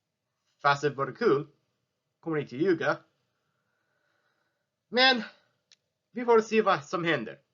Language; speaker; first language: Swedish; non-native, learner; English